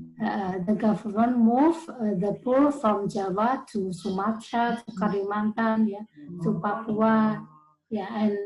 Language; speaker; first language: English; non-native, learner; Indonesian